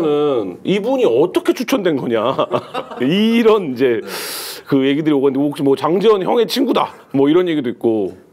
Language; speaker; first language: Korean; native; Korean